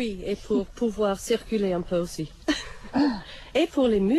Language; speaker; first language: French; non-native, fluent; English